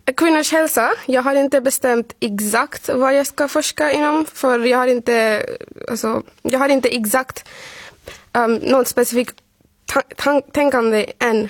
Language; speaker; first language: Swedish; non-native, fluent; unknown